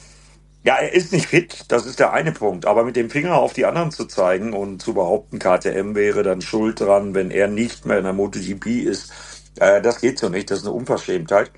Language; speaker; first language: German; native; German